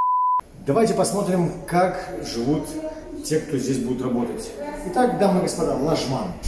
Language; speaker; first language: Russian; native; Russian